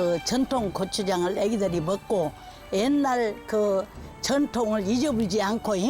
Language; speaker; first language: Korean; native; Korean